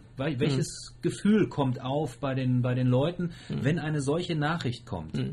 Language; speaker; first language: German; native; German